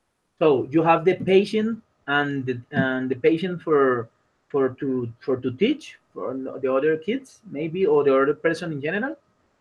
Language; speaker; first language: English; non-native, learner; Spanish